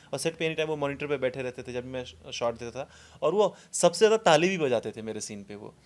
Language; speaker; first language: Hindi; non-native, local second language; Maithili